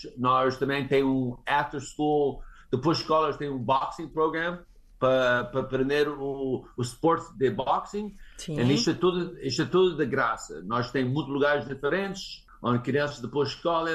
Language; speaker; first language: Portuguese; early bilingual, heritage; English